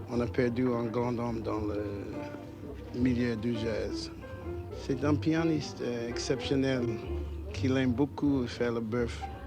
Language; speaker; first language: French; non-native, learner; English